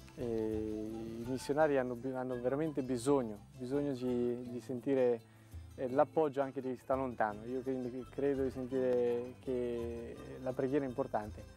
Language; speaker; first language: Italian; native; Italian